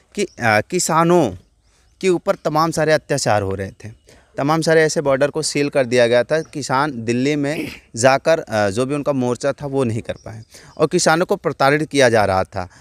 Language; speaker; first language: Hindi; native; Hindi